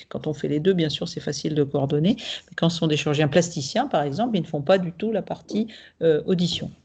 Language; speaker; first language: French; native; French